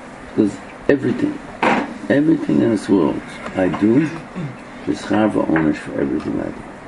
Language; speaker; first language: English; native; English